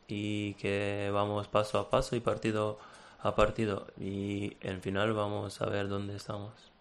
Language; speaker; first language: Spanish; non-native, fluent; Serbian